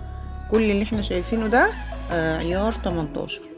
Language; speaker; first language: Arabic; native; Arabic